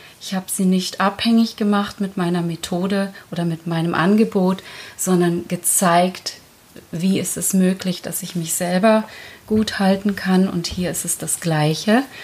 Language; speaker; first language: German; early bilingual, other home language; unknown